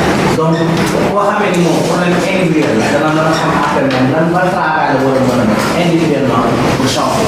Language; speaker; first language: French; non-native, local second language; Wolof